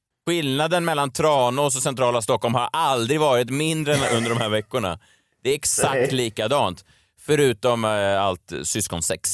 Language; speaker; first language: Swedish; native; Swedish